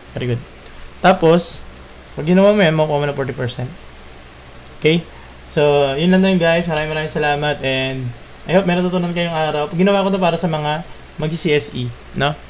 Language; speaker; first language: Filipino; native; Filipino